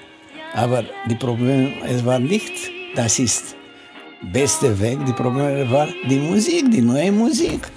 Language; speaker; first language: German; non-native, learner; Romanian